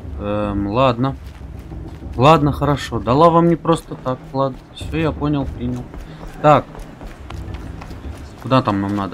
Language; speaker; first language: Russian; native; Russian